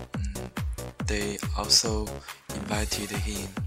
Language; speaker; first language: English; non-native, learner; Chinese